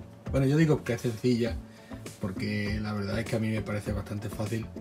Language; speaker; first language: Spanish; native; Spanish